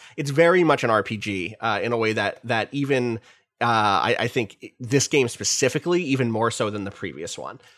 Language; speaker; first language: English; native; English